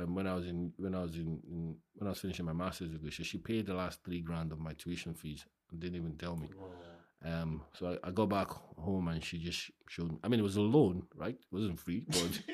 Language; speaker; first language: English; non-native, local second language; Yoruba